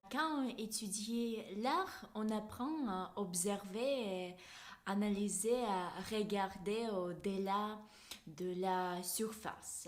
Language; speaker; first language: French; non-native, fluent; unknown